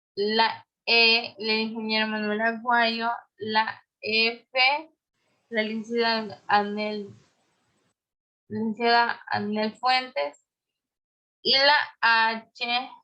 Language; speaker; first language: Spanish; native; Spanish